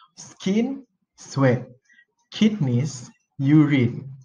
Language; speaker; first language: English; non-native, local second language; Malay